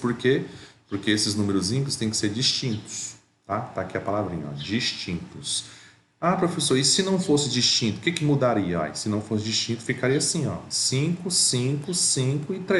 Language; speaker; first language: Portuguese; native; Portuguese